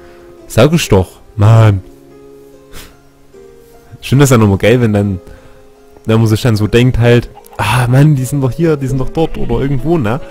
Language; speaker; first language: German; native; German